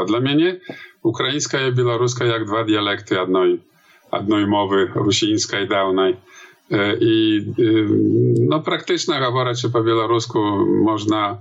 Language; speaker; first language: Polish; non-native, learner; Belarusian